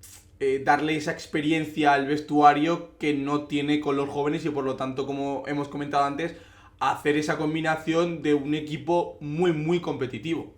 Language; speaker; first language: Spanish; native; Spanish